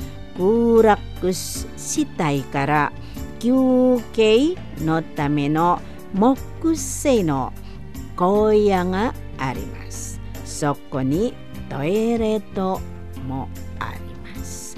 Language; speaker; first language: Japanese; non-native, fluent; Indonesian